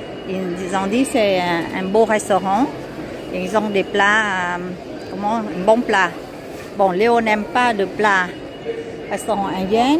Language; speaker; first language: French; non-native, learner; Vietnamese